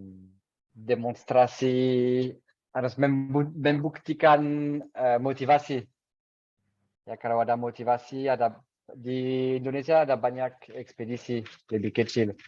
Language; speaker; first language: Indonesian; non-native, fluent; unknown